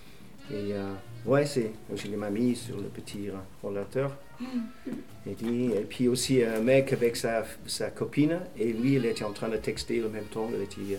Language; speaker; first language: French; non-native, fluent; English